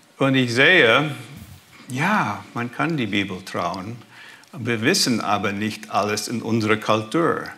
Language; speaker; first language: German; early bilingual, heritage; German